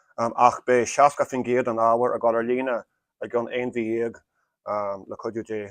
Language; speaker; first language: Irish; native; Irish